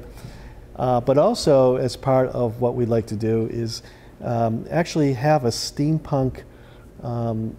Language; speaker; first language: English; native; English